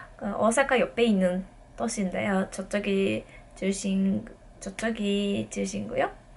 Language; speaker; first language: Korean; non-native, fluent; Japanese